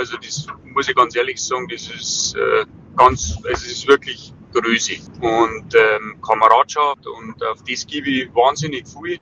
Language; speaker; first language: German; native; German